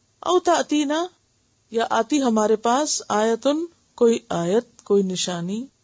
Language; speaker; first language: Urdu; non-native, local second language; Punjabi